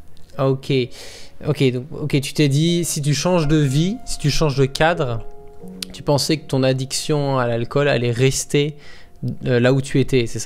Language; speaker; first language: French; native; French